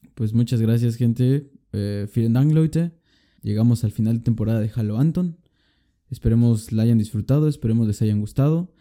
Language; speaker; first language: Spanish; native; Spanish